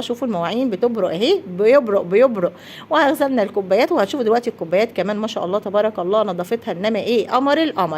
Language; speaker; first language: Arabic; native; Arabic